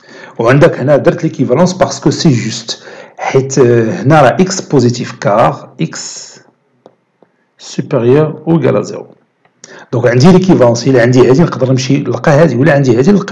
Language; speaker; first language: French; non-native, local second language; Arabic